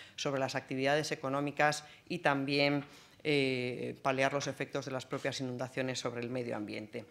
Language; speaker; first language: Spanish; native; Spanish